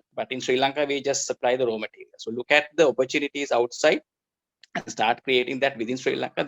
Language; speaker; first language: English; non-native, local second language; Sinhala